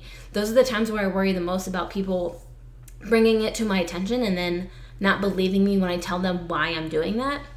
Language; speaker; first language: English; native; English